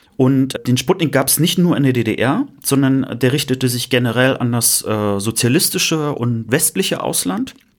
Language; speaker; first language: German; native; German